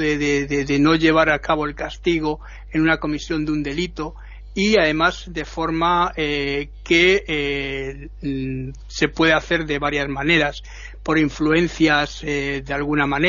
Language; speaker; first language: Spanish; native; Spanish